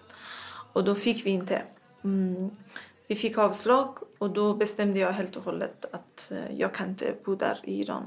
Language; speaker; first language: Swedish; non-native, fluent; Persian